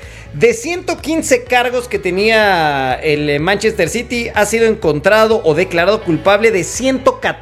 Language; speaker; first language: Spanish; native; Spanish